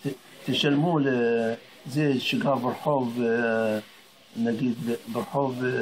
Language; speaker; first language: Hebrew; non-native, fluent; Arabic